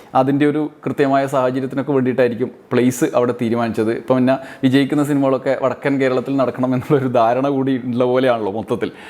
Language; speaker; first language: Malayalam; native; Malayalam